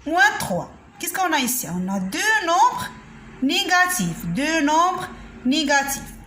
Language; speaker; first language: French; non-native, local second language; Arabic